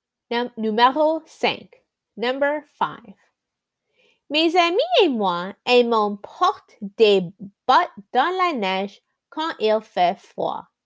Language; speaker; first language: French; non-native, learner; English